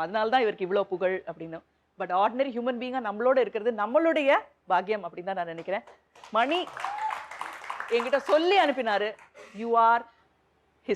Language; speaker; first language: Tamil; native; Tamil